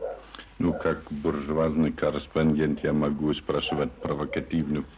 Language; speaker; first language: Russian; non-native, learner; German